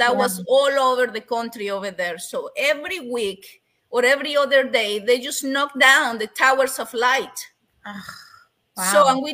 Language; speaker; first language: English; non-native, fluent; Spanish